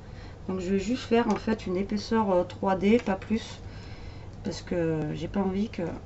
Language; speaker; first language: French; native; French